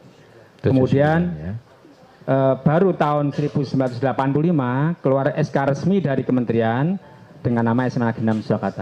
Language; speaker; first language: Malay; non-native, local second language; Javanese